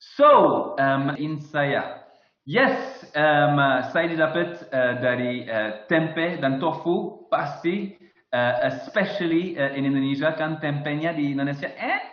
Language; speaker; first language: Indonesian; non-native, fluent; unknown